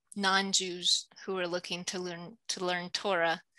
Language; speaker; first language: English; native; English